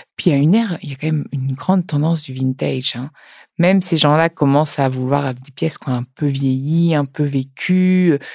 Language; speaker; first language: French; native; French